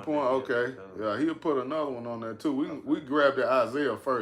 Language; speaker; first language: English; native; English